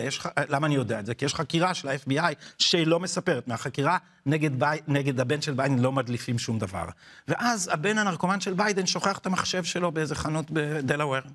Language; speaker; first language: Hebrew; native; Hebrew